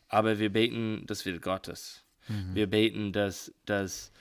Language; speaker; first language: German; non-native, learner; English